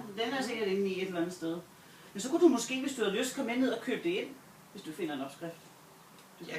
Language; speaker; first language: Danish; native; Danish